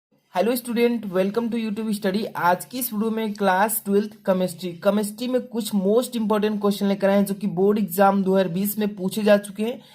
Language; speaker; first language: Hindi; native; Hindi